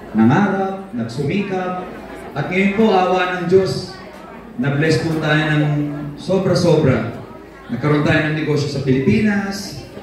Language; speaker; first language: Filipino; native; Filipino